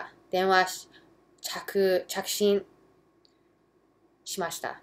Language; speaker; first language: Japanese; early bilingual, heritage; English